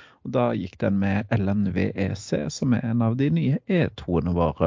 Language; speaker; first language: Norwegian; native; Norwegian